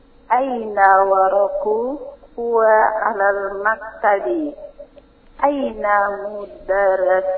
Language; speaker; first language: Arabic; non-native, learner; Indonesian